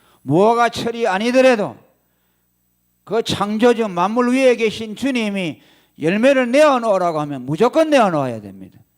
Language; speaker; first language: Korean; native; Korean